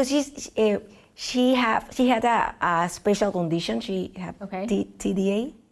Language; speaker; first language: English; non-native, learner; Spanish